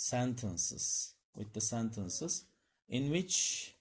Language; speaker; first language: English; non-native, fluent; Turkish